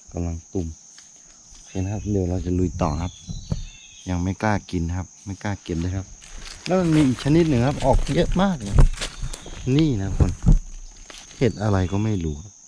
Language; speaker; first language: Thai; non-native, local second language; Karen languages